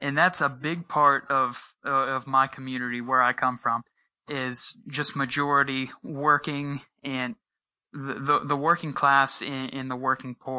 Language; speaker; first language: English; native; English